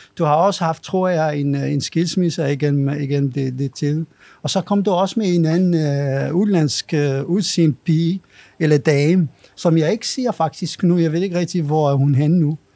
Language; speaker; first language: Danish; non-native, fluent; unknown